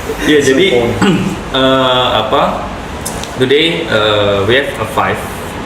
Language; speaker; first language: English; non-native, learner; Indonesian